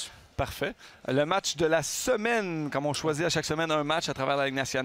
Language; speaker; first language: French; native; French